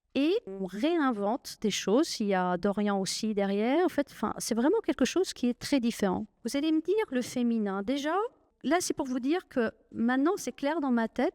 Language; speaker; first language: French; non-native, local second language; Arabic